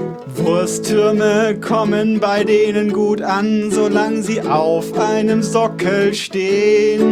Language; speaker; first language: German; native; German